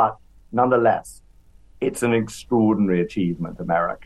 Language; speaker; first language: English; native; English